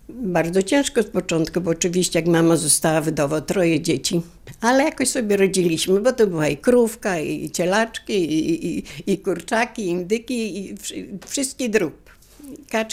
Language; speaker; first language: Polish; native; Polish